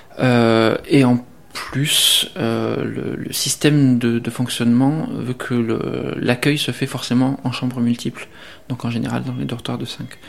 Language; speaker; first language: French; native; French